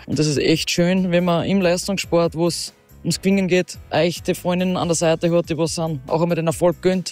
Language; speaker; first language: German; native; German